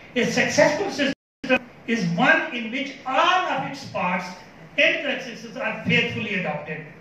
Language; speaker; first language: English; non-native, local second language; Urdu